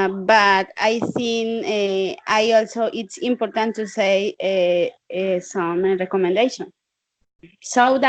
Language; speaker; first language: English; non-native, learner; Spanish